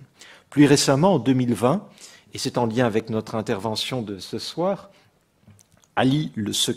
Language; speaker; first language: French; native; French